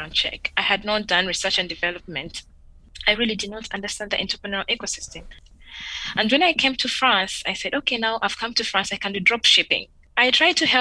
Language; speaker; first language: English; non-native, local second language; Ganda